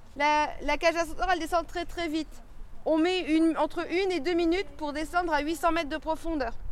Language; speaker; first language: French; native; French